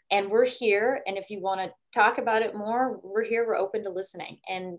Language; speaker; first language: English; native; English